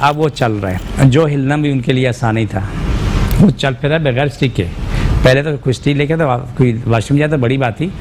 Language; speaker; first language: Urdu; non-native, local second language; Pashto